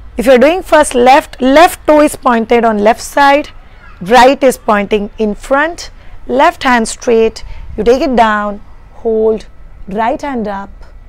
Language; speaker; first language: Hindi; non-native, local second language; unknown